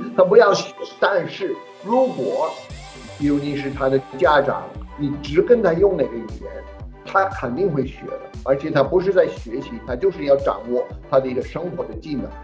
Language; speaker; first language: Chinese; non-native, fluent; English